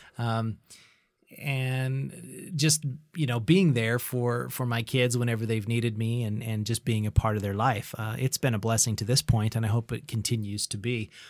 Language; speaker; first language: English; native; English